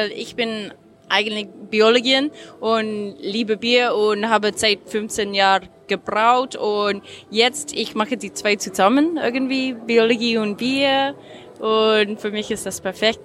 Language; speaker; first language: German; non-native, learner; English